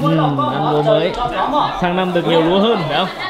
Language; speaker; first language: Vietnamese; native; Vietnamese